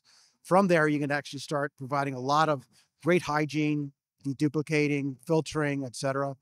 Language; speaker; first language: English; native; English